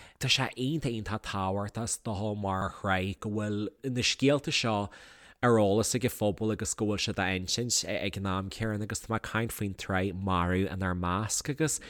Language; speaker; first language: Irish; native; Irish